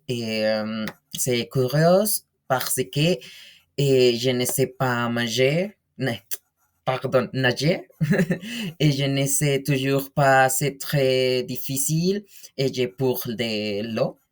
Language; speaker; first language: French; non-native, learner; Spanish